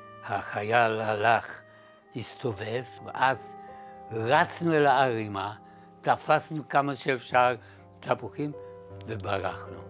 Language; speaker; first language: Hebrew; non-native, fluent; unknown